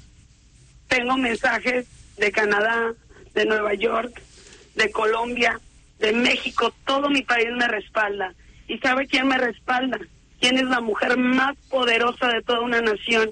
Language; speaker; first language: Spanish; native; Spanish